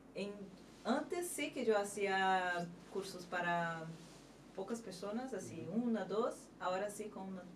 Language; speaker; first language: Spanish; non-native, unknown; Portuguese